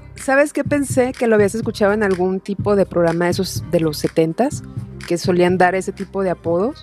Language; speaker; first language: Spanish; native; Spanish